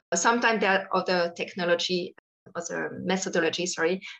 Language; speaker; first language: English; non-native, fluent; French